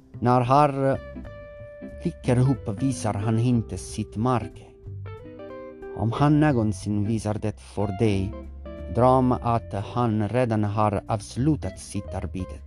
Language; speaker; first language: Swedish; non-native, learner; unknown